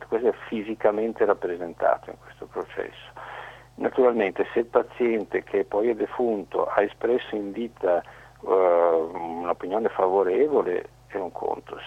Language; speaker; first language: Italian; native; Italian